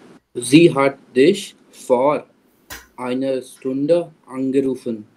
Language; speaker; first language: German; non-native, learner; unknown